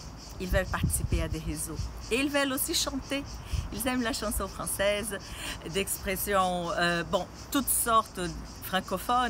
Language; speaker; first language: French; non-native, fluent; Portuguese